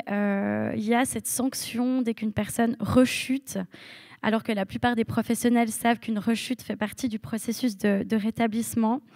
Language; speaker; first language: French; native; French